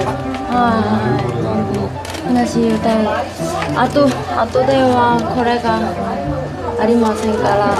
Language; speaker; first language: Japanese; non-native, learner; Korean